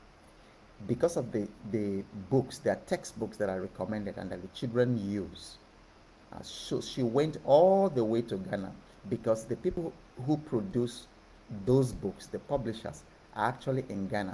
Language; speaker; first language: English; non-native, local second language; Igbo